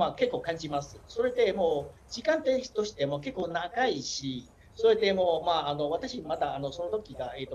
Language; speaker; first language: Japanese; non-native, learner; Chinese